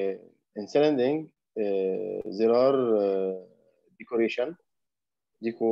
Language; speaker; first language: English; non-native, learner; Arabic